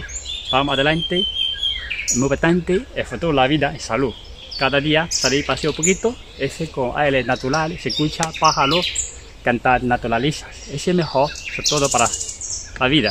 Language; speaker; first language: Spanish; non-native, learner; Chinese